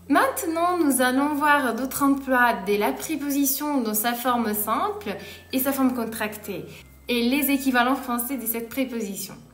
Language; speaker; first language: French; non-native, fluent; Italian